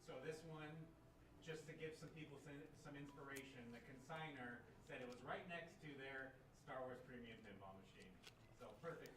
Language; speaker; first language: English; native; English